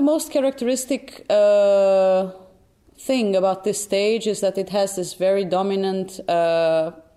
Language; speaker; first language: English; non-native, fluent; Albanian